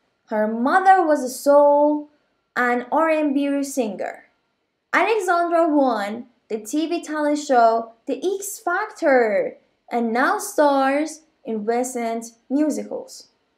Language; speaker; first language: English; non-native, fluent; Persian